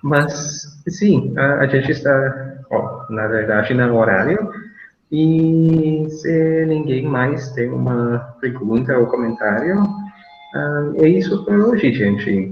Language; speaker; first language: Portuguese; non-native, fluent; English